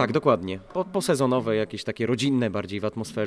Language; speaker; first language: Polish; native; Polish